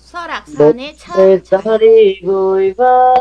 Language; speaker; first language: Korean; non-native, fluent; Vietnamese